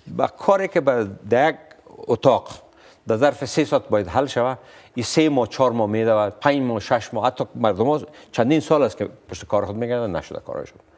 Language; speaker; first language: Persian; non-native, local second language; Pashto